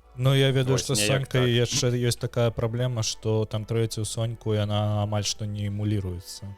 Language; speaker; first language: Belarusian; non-native, local second language; Russian